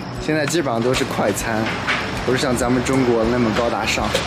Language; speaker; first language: Chinese; native; Chinese